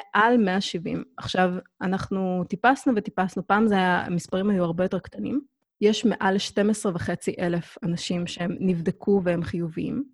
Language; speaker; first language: Hebrew; native; Hebrew